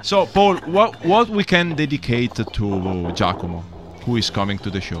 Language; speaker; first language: English; non-native, fluent; Italian